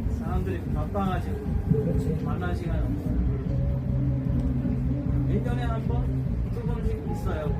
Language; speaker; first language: Korean; non-native, learner; Sinhala